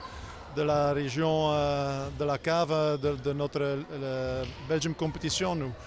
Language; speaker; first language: French; non-native, learner; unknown